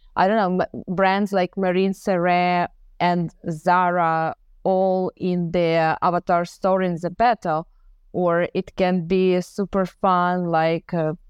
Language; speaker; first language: English; non-native, fluent; Ukrainian